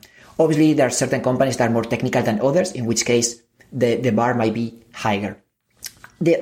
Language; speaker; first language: English; non-native, fluent; Spanish